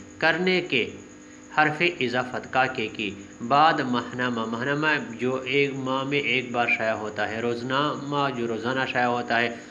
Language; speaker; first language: Urdu; non-native, local second language; Pashto